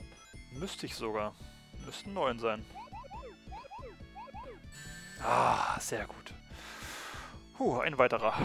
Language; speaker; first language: German; native; German